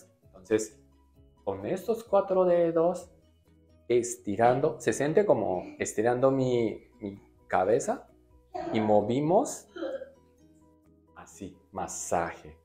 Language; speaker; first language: Spanish; non-native, learner; Japanese